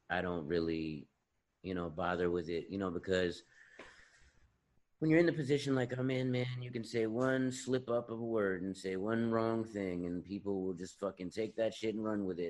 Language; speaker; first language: English; native; English